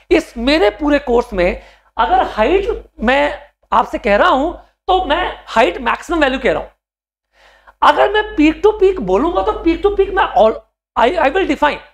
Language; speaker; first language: Hindi; native; Hindi